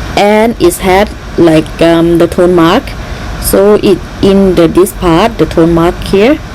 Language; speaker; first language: English; non-native, learner; Thai